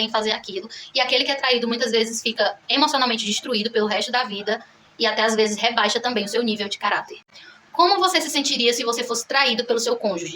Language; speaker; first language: Portuguese; native; Portuguese